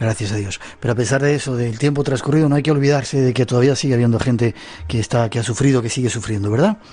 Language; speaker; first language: Spanish; native; Spanish